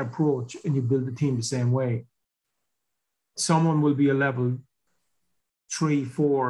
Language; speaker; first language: English; native; English